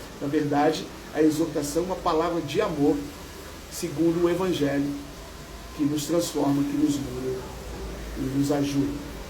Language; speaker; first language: Portuguese; native; Portuguese